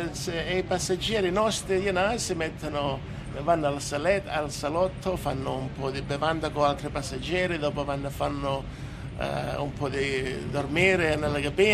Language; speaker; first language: Italian; native; Italian